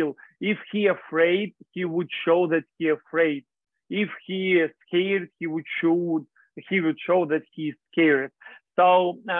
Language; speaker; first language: English; non-native, learner; Ukrainian